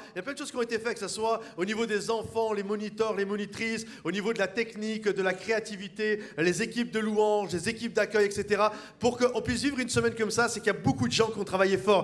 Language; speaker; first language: French; native; French